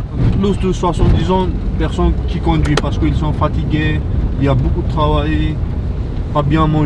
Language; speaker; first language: French; non-native, learner; Georgian